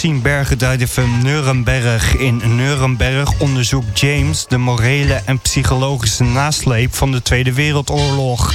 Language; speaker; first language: Dutch; native; Dutch